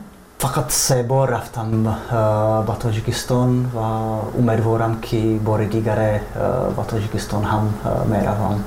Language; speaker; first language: Persian; non-native, fluent; Czech